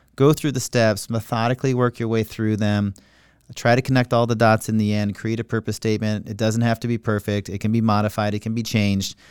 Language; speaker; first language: English; native; English